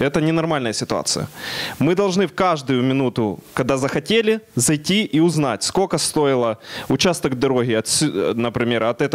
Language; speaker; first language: Russian; non-native, local second language; Ukrainian